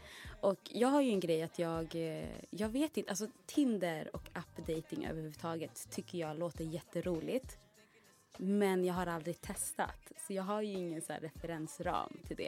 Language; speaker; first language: Swedish; native; Swedish